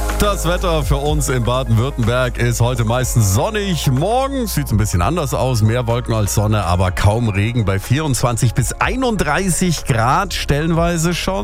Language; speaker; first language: German; native; German